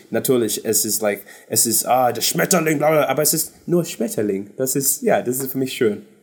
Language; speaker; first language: German; non-native, learner; English